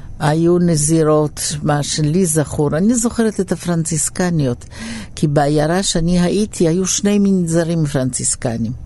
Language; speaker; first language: Hebrew; early bilingual, other home language; Polish